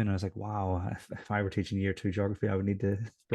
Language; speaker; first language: English; native; English